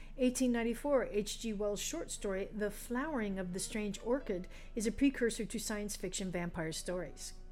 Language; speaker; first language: English; native; English